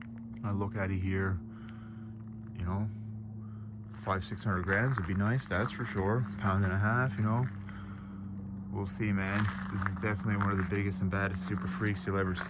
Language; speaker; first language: English; native; English